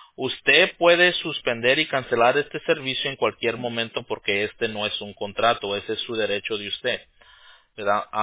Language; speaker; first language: Spanish; early bilingual, heritage; Spanish